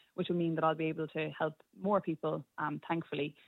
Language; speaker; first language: English; native; English